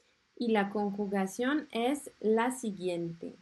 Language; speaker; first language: Spanish; non-native, fluent; French